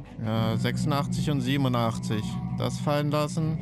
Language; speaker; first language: German; native; German